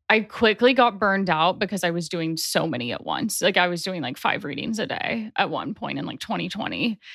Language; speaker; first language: English; native; English